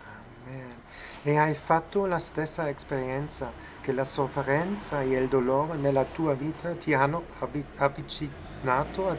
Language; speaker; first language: Italian; non-native, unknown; Spanish